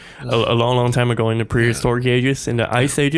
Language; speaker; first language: English; non-native, fluent; Chinese